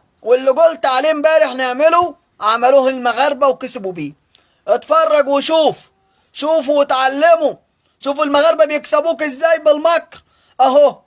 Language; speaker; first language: Arabic; native; Arabic